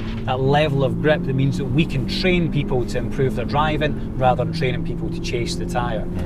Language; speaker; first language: English; native; English